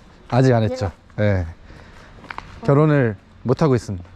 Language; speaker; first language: Korean; native; Korean